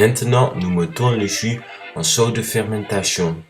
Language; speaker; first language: French; non-native, learner; Dutch